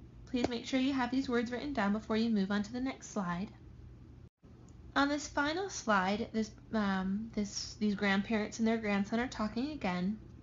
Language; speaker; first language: English; native; English